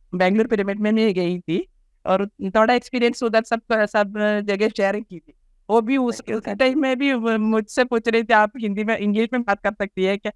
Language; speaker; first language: Hindi; non-native, local second language; Malayalam